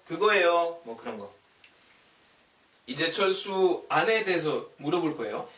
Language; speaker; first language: Korean; non-native, fluent; French